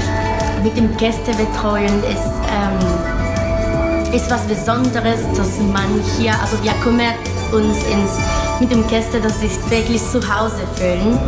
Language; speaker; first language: German; non-native, fluent; Spanish